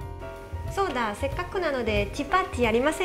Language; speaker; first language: Japanese; non-native, fluent; French